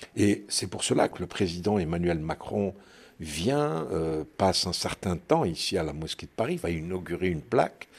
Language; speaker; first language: French; non-native, local second language; Arabic